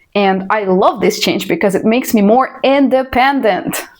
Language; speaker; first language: English; non-native, fluent; Ukrainian